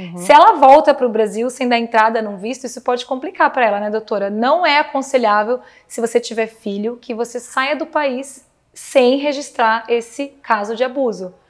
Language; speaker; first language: Portuguese; native; Portuguese